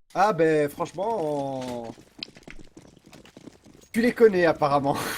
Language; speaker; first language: French; native; French